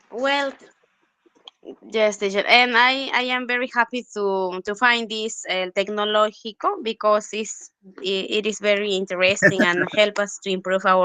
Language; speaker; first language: English; non-native, learner; Spanish